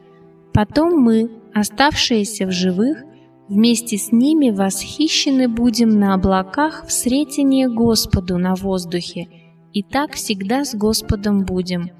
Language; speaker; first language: Russian; native; Russian